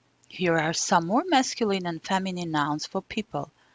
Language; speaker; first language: English; non-native, fluent; Albanian